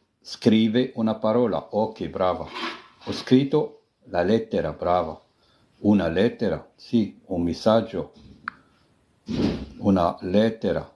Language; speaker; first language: Italian; non-native, fluent; Arabic